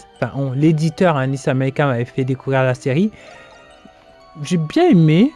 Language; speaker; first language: French; native; French